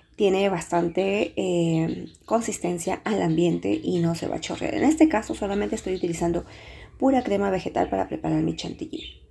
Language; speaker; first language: Spanish; native; Spanish